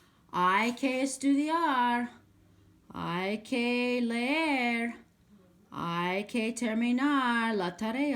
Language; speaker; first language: Spanish; non-native, fluent; English